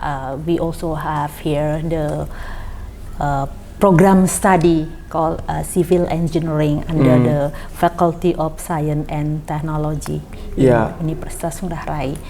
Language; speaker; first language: English; non-native, fluent; Indonesian